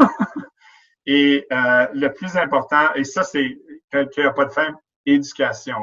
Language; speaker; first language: French; native; French